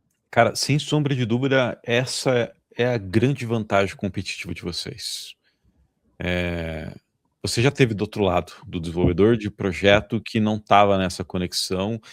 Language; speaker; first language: Portuguese; native; Portuguese